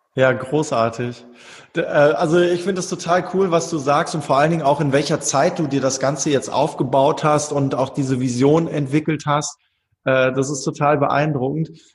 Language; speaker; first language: German; native; German